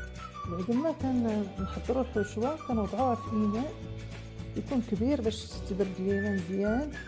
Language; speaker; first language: Arabic; native; Arabic